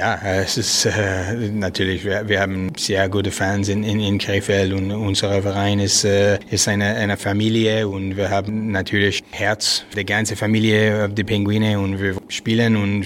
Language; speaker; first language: German; non-native, learner; French